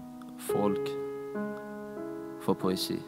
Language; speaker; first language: Swedish; non-native, fluent; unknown